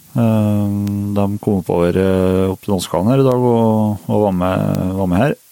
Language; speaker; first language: Norwegian; native; Norwegian